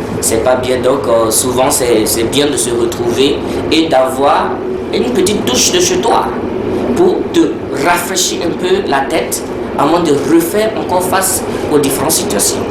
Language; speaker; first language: French; early bilingual, heritage; French